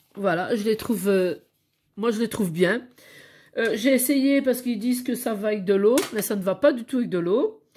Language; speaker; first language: French; native; French